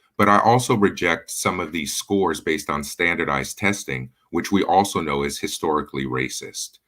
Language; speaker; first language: English; native; English